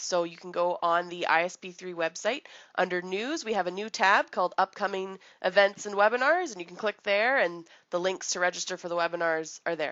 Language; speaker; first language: English; native; English